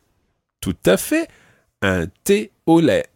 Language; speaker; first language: French; non-native, fluent; English